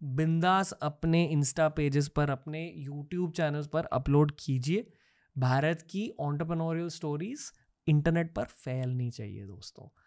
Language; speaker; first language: Hindi; native; Hindi